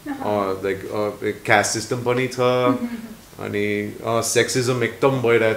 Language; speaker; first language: Nepali; non-native, learner; English